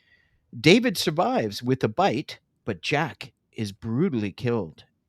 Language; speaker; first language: English; native; English